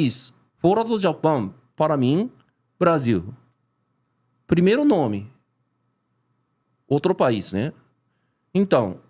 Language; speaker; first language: Portuguese; non-native, learner; Japanese